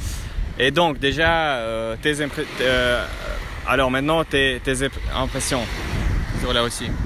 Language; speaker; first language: French; non-native, fluent; Russian